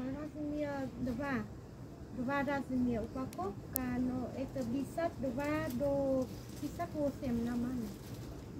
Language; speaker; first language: Russian; non-native, learner; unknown